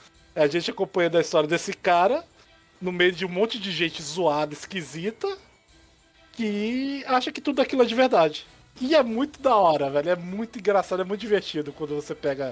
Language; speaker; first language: Portuguese; native; Portuguese